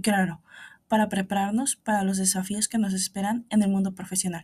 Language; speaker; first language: Spanish; native; Spanish